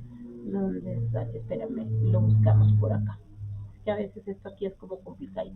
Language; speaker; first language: Spanish; native; Spanish